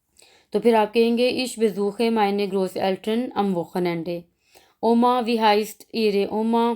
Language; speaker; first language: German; non-native, learner; Urdu